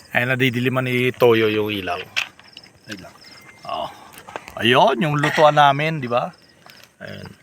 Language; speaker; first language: Filipino; native; Filipino